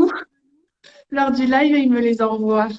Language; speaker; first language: French; native; French